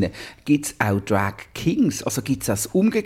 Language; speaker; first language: German; native; German